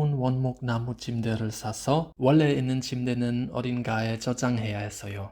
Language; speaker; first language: Korean; non-native, fluent; German